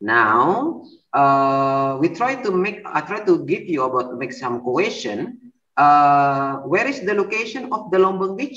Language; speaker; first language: English; non-native, learner; Indonesian